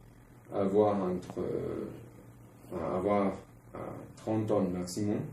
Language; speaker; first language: French; non-native, fluent; Spanish